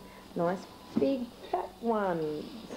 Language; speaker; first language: English; native; English